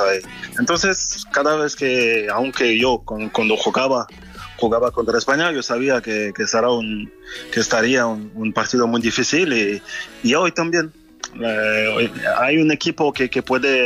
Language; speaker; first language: Spanish; non-native, fluent; French